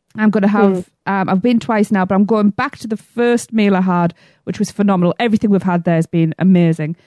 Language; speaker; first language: English; native; English